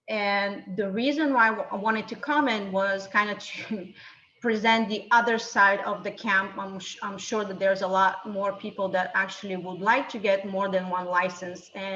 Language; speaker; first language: English; non-native, fluent; Bulgarian